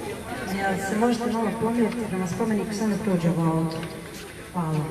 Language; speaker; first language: Bosnian; native; Bosnian